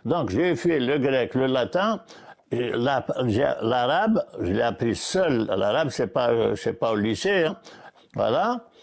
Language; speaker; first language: French; non-native, local second language; Arabic